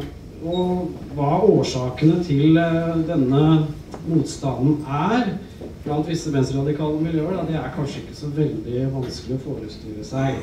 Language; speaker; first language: Norwegian; native; Norwegian